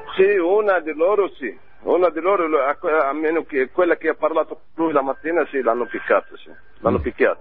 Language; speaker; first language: Italian; non-native, learner; Arabic